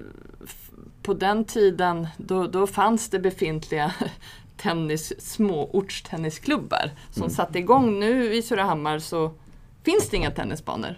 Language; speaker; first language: Swedish; native; Swedish